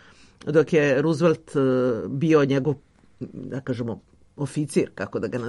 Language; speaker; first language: Serbian; native; Serbian